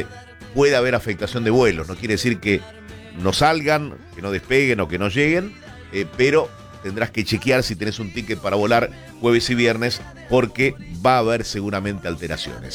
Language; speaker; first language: Spanish; native; Spanish